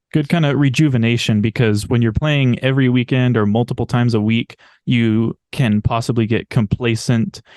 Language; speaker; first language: English; native; English